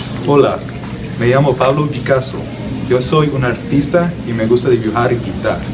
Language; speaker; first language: Spanish; non-native, learner; English